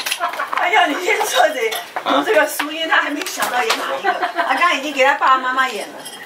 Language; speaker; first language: Chinese; native; Chinese